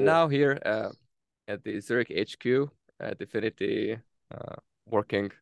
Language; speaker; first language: English; non-native, fluent; Hungarian